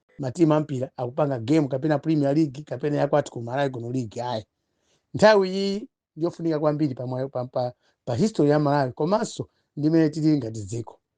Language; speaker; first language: Nyanja; non-native, local second language; Tumbuka